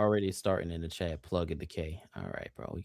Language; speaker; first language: English; native; English